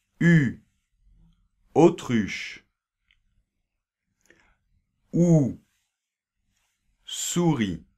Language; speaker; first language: French; native; French